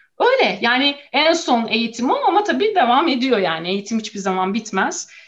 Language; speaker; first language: Turkish; native; Turkish